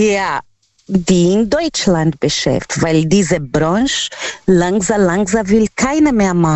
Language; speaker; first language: German; non-native, learner; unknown